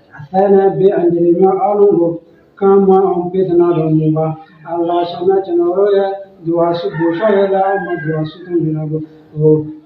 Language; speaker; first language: Burmese; non-native, local second language; Rohingya